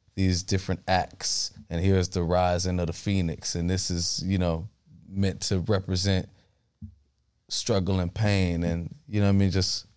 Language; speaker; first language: English; early bilingual, other home language; Akan